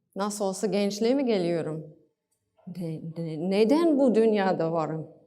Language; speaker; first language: Turkish; non-native, fluent; English